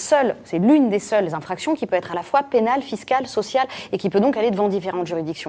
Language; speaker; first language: French; native; French